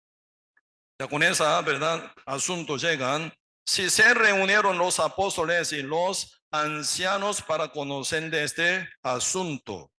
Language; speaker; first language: Spanish; non-native, learner; Korean